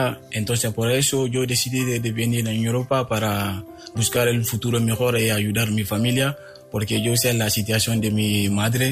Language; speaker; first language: Spanish; non-native, fluent; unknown